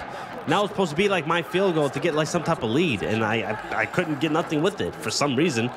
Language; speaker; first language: English; native; English